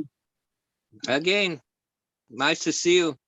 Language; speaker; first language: English; non-native, learner; Georgian